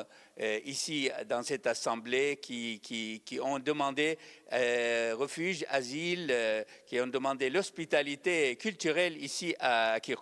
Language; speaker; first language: French; non-native, fluent; Arabic